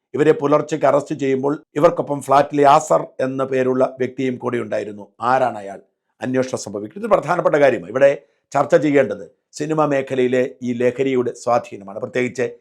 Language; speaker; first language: Malayalam; native; Malayalam